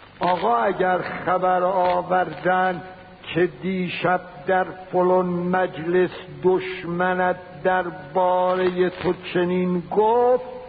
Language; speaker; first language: Persian; native; Persian